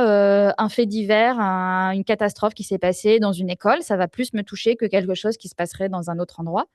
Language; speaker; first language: French; native; French